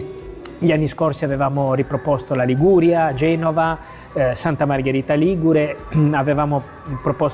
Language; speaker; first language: Italian; native; Italian